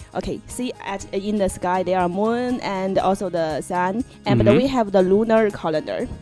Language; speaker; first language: English; non-native, learner; Chinese